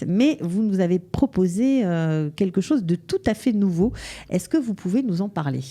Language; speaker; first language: French; native; French